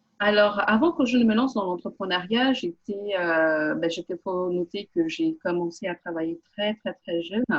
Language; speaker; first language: French; non-native, local second language; Portuguese